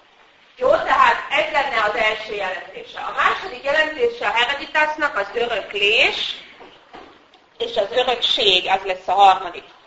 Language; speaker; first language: Hungarian; native; Hungarian